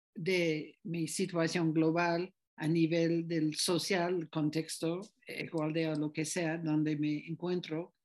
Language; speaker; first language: Spanish; non-native, fluent; English